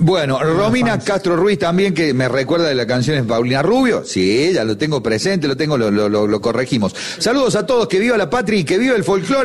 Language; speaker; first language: Spanish; native; Spanish